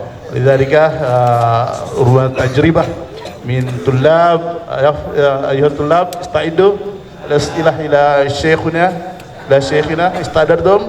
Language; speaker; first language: Arabic; non-native, fluent; Indonesian